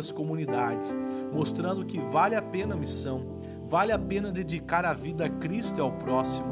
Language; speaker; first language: Portuguese; native; Portuguese